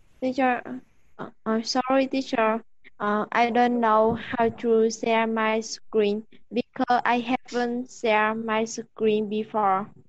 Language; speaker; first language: English; non-native, learner; Vietnamese